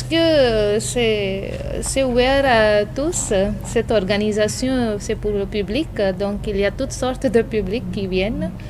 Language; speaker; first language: French; non-native, fluent; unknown